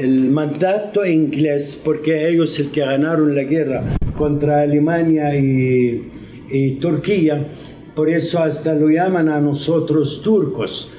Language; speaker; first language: Spanish; non-native, fluent; Arabic